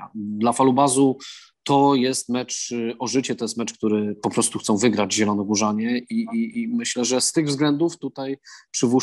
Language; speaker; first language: Polish; native; Polish